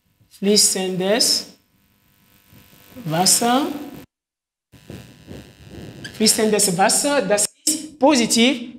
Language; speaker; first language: German; non-native, fluent; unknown